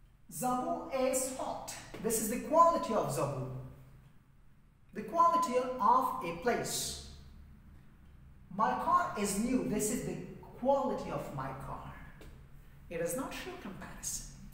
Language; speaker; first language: English; non-native, fluent; Persian